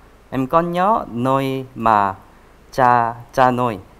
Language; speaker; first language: Vietnamese; non-native, learner; Korean